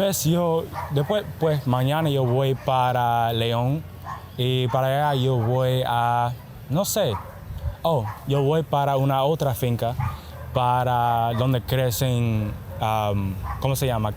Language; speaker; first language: Spanish; non-native, learner; English